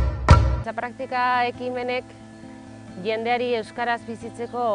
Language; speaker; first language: Basque; native; Basque